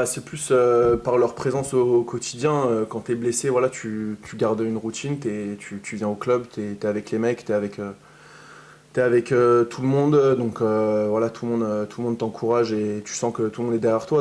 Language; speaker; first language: French; native; French